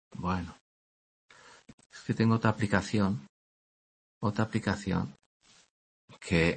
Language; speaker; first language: Spanish; native; Spanish